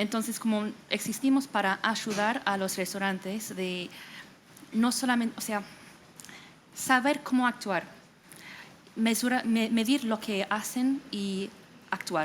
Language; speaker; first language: Spanish; non-native, fluent; English